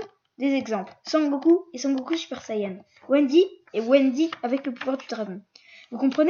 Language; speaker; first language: French; native; French